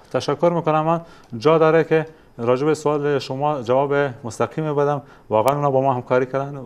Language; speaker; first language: Persian; native; Persian